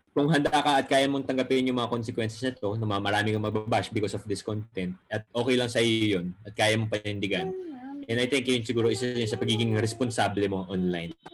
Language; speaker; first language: Filipino; non-native, local second language; Bikol